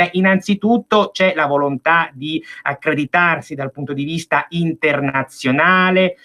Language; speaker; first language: Italian; native; Italian